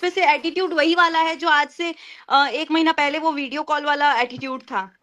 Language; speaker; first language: Hindi; native; Hindi